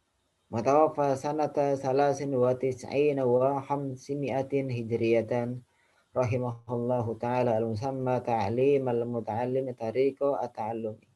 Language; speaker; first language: Arabic; non-native, fluent; Indonesian